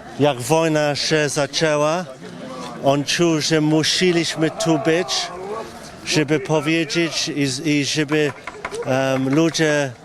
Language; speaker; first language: Polish; early bilingual, heritage; English